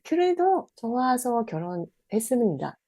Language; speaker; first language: Korean; non-native, fluent; Japanese